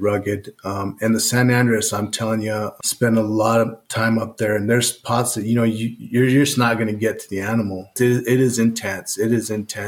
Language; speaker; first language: English; native; English